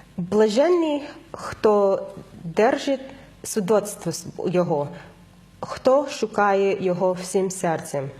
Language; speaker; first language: Ukrainian; non-native, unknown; English